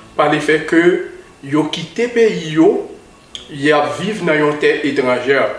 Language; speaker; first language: Haitian Creole; native; Haitian Creole